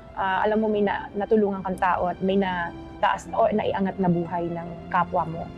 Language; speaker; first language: Filipino; native; Filipino